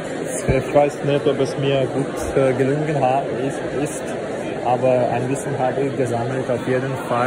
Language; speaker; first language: German; non-native, learner; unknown